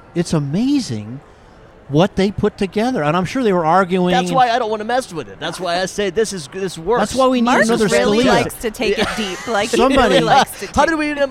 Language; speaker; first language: English; native; English